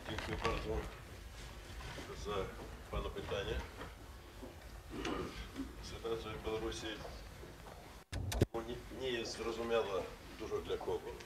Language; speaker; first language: Polish; non-native, learner; Belarusian